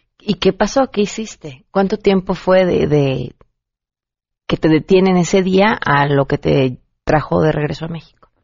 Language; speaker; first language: Spanish; native; Spanish